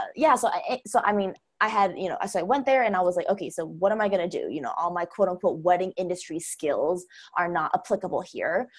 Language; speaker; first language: English; non-native, fluent; Chinese